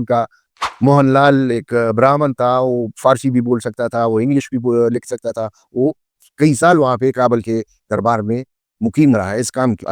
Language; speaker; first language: Urdu; native; Urdu